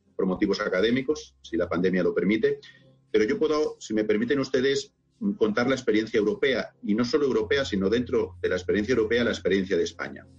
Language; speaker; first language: Spanish; native; Spanish